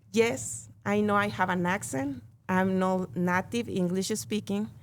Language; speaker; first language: English; non-native, learner; Spanish